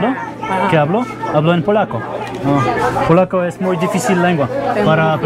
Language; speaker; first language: Spanish; non-native, learner; Polish